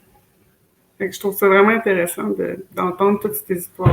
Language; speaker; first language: French; native; French